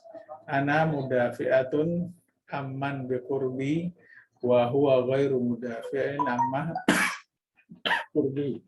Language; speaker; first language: Arabic; non-native, fluent; Indonesian